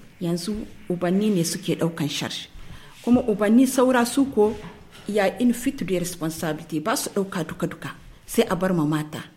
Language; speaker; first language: Hausa; native; Hausa